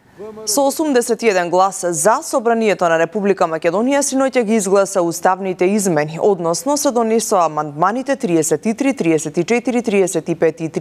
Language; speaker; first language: Macedonian; native; Macedonian